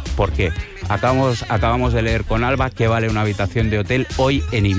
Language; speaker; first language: Spanish; native; Spanish